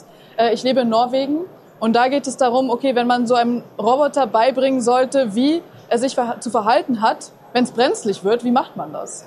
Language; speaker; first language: German; native; German